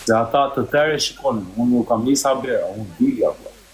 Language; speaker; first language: Albanian; early bilingual, heritage; Albanian